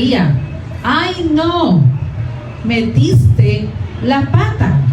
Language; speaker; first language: Spanish; non-native, fluent; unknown